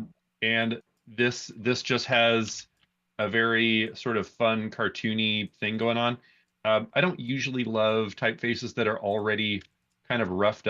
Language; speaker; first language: English; native; English